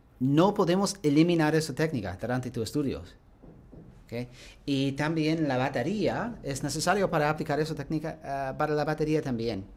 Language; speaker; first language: Spanish; non-native, learner; English